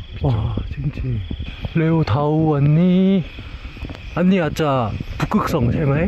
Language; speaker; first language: Thai; non-native, learner; Korean